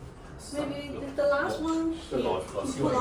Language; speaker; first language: English; non-native, local second language; Cantonese